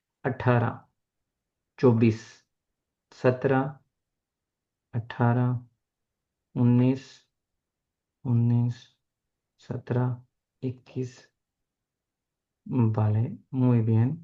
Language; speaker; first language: Spanish; non-native, fluent; Urdu